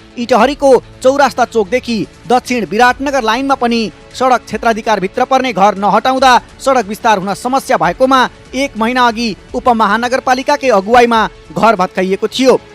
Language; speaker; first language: Nepali; native; Nepali